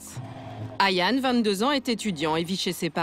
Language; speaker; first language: French; native; French